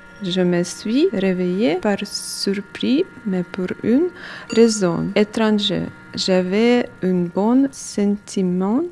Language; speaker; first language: French; non-native, learner; Russian